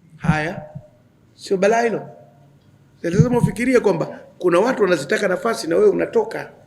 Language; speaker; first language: Swahili; native; Swahili